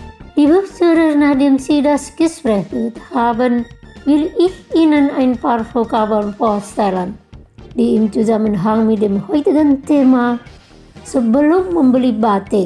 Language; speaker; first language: German; non-native, fluent; Indonesian